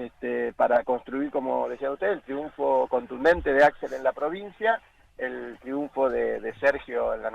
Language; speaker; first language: Spanish; native; Spanish